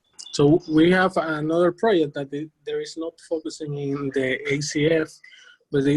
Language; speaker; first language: English; non-native, learner; Spanish